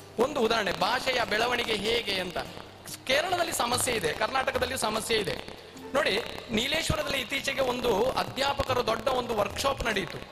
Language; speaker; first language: Kannada; native; Kannada